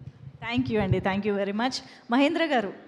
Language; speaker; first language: Telugu; native; Telugu